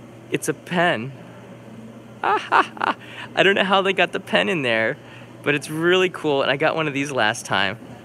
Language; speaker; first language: English; native; English